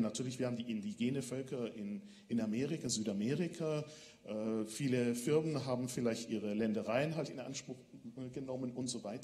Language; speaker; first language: German; non-native, fluent; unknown